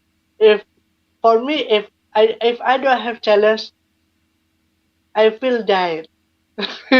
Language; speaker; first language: English; non-native, learner; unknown